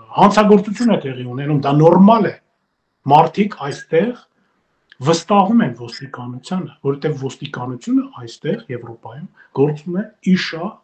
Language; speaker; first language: Armenian; native; Armenian